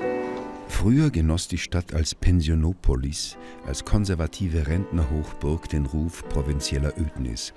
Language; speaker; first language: German; native; German